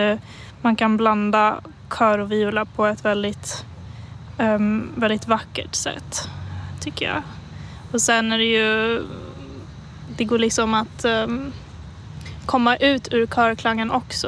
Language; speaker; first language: Swedish; native; Swedish